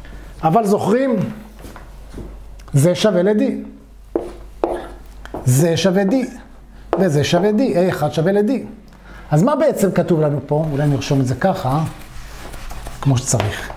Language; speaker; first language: Hebrew; native; Hebrew